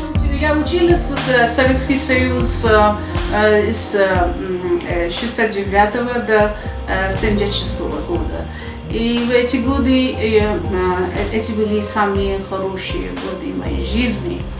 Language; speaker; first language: Russian; non-native, fluent; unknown